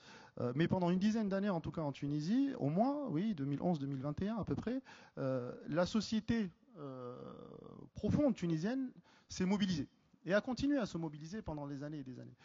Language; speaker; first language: French; native; French